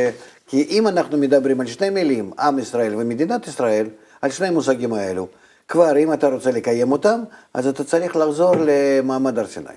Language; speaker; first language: Hebrew; non-native, fluent; Russian